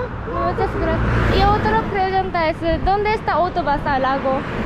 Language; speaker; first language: Spanish; non-native, learner; Japanese